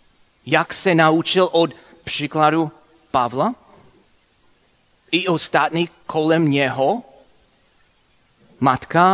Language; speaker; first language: Czech; non-native, fluent; English